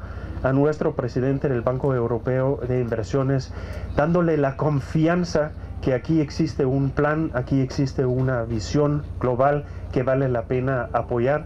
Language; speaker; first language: Spanish; non-native, fluent; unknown